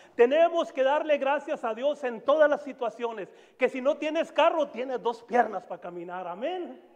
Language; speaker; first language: Spanish; native; Spanish